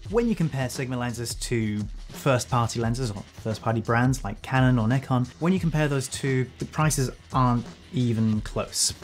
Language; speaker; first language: English; native; English